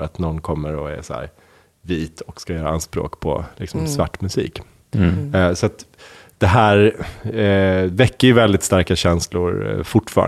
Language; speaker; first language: Swedish; native; Swedish